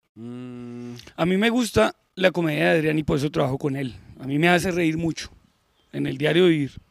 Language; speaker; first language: Spanish; native; Spanish